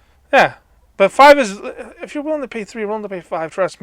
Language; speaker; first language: English; native; English